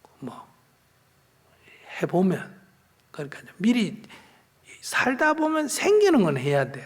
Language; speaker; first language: Korean; native; Korean